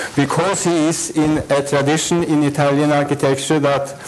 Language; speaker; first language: English; non-native, fluent; Norwegian